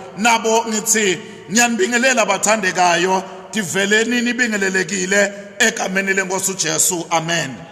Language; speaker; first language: Zulu; non-native, local second language; Swati